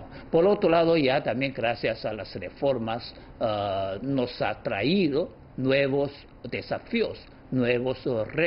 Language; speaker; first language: Spanish; non-native, fluent; Chinese